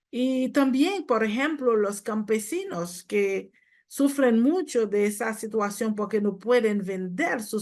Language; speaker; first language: Spanish; non-native, fluent; Haitian Creole